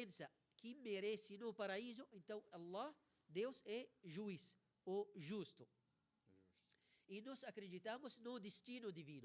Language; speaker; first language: Portuguese; non-native, fluent; Arabic